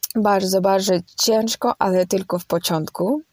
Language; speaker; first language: Polish; non-native, learner; Ukrainian